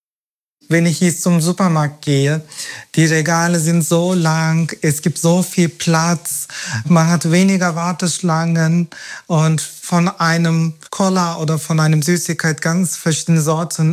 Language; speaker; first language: German; non-native, fluent; Turkish